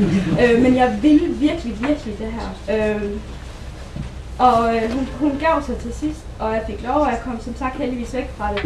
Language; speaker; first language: Danish; early bilingual, other home language; Somali